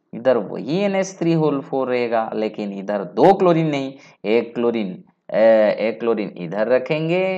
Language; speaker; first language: Hindi; non-native, local second language; Bangla